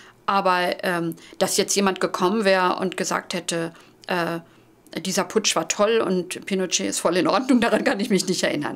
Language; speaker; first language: German; native; German